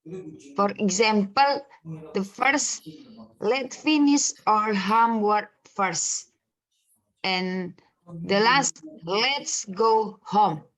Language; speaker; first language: English; non-native, learner; Indonesian